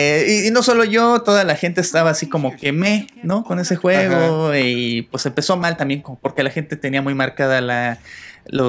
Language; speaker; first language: Spanish; native; Spanish